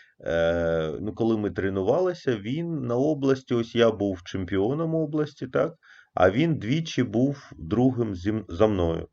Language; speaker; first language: Ukrainian; native; Ukrainian